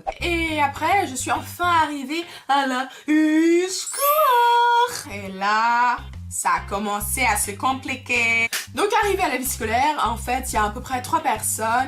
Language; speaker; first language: French; native; French